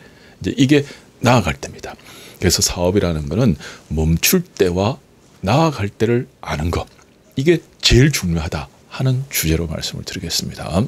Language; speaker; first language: Korean; native; Korean